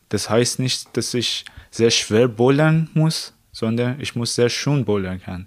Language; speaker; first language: German; non-native, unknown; Persian